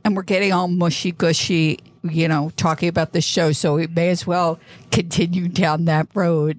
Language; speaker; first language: English; native; English